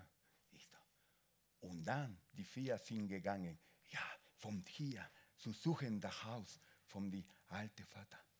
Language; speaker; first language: German; non-native, learner; Spanish